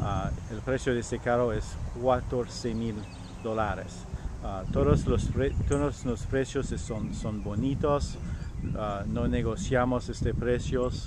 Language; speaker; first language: Spanish; non-native, learner; French